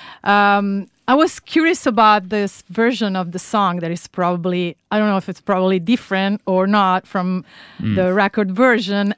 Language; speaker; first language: English; non-native, fluent; Italian